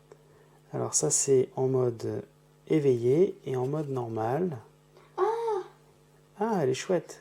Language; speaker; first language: French; native; French